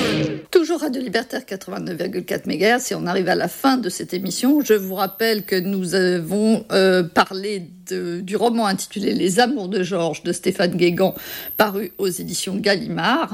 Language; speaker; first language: French; native; French